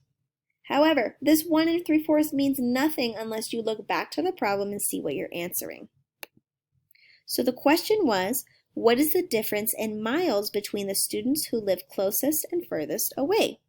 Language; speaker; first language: English; native; English